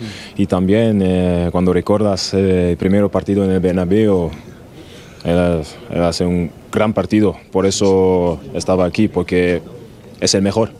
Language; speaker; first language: Spanish; non-native, learner; German